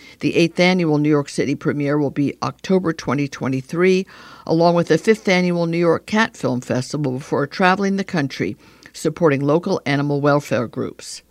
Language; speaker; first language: English; native; English